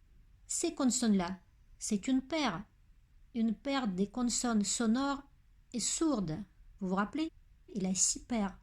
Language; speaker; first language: French; non-native, fluent; Russian